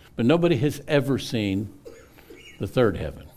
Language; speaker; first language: English; native; English